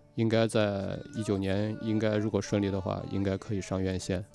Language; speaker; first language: Chinese; native; Chinese